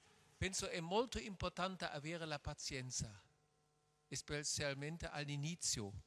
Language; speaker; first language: Italian; non-native, learner; German